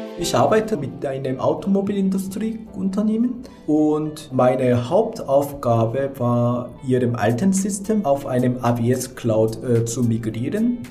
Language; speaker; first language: German; non-native, fluent; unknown